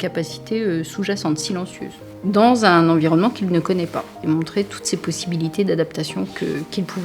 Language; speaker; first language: French; native; French